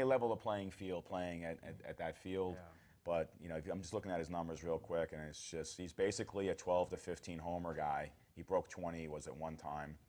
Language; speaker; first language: English; native; English